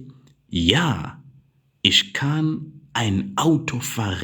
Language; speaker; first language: German; non-native, learner; English